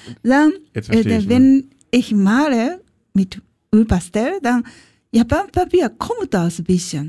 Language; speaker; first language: German; non-native, learner; Japanese